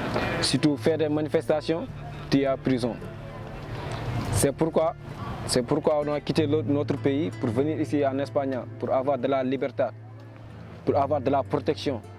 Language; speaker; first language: French; non-native, local second language; Wolof